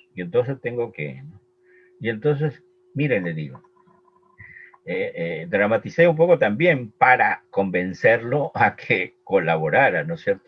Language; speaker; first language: Spanish; native; Spanish